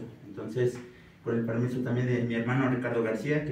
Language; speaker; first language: Spanish; native; Spanish